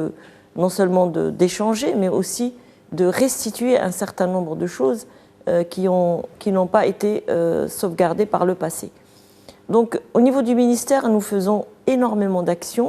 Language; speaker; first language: French; non-native, local second language; Arabic